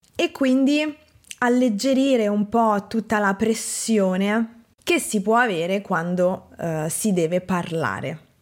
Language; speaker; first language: Italian; native; Italian